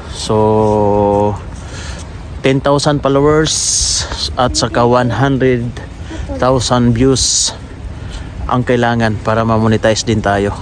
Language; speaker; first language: Filipino; non-native, local second language; Cebuano